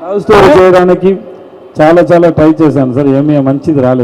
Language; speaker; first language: Telugu; non-native, learner; Tamil